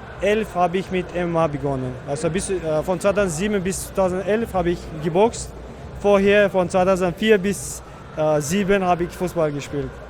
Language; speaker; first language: German; non-native, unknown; Czech